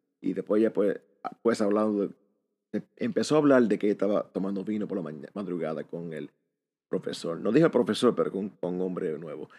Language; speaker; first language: Spanish; early bilingual, heritage; Spanish